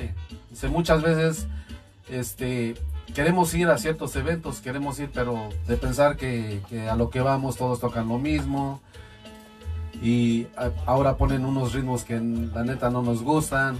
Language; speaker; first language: Spanish; native; Spanish